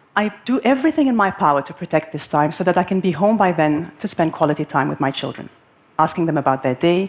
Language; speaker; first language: English; non-native, fluent; Arabic